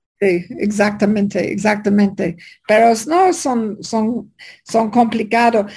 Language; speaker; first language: Spanish; non-native, learner; English